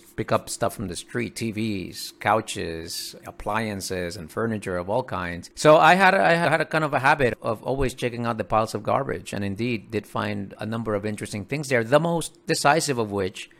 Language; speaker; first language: English; early bilingual, other home language; Spanish